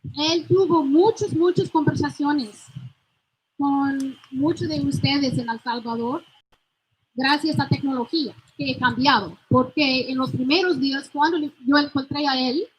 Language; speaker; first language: Spanish; non-native, fluent; English